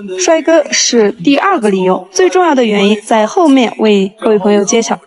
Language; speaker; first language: Chinese; non-native, local second language; Tibetan